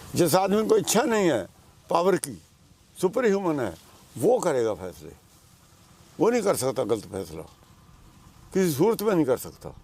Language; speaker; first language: Hindi; non-native, local second language; Punjabi